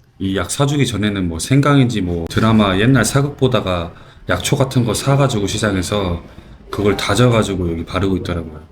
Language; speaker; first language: Korean; native; Korean